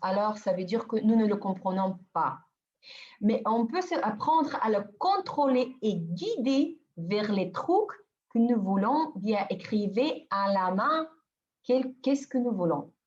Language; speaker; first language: French; non-native, fluent; Bulgarian